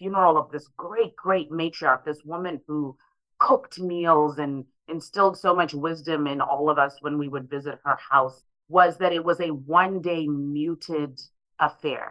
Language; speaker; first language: English; non-native, local second language; Shona